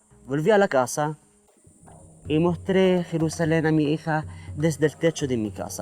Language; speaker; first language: Spanish; non-native, fluent; Arabic